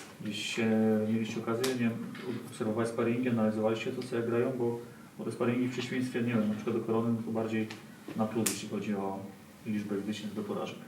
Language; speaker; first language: Polish; native; Polish